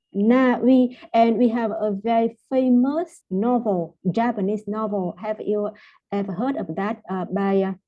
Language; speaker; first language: English; non-native, fluent; Vietnamese